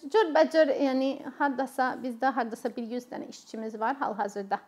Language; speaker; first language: Azerbaijani; non-native, fluent; English